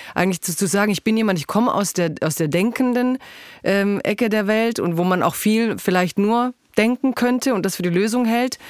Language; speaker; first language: German; early bilingual, other home language; Croatian